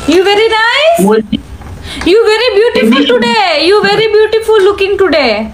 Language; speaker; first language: English; non-native, learner; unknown